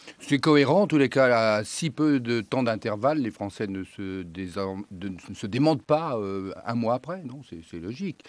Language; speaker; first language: French; native; French